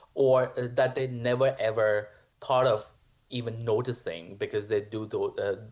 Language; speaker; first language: English; non-native, local second language; Hindi